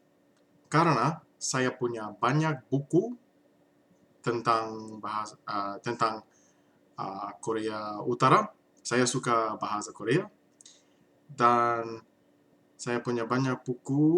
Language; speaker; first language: Indonesian; non-native, learner; English